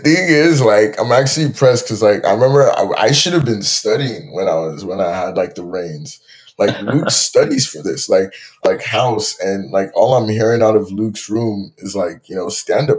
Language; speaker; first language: English; non-native, local second language; Yoruba